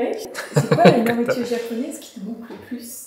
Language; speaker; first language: French; non-native, fluent; Japanese